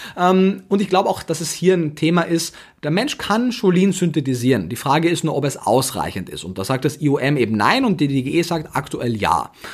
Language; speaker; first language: German; native; German